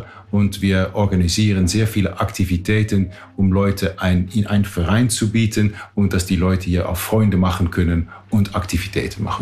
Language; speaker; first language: German; non-native, fluent; Dutch